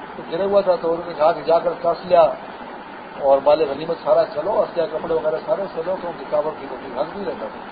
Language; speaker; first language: Urdu; non-native, local second language; Pashto